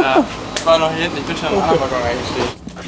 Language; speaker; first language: German; native; German